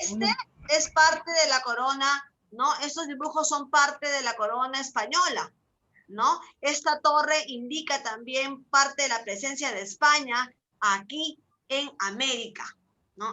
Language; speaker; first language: Spanish; native; Spanish